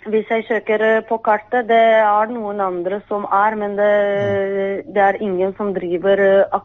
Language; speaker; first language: Norwegian; non-native, fluent; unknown